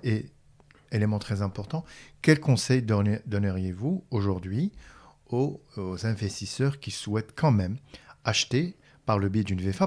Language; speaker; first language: French; non-native, local second language; Arabic